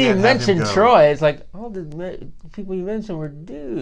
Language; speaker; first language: English; native; English